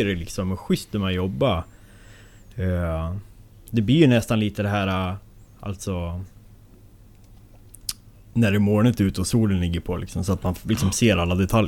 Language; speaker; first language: Swedish; native; Swedish